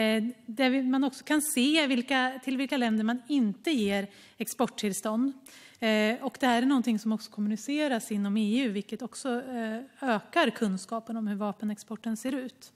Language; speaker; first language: Swedish; native; Swedish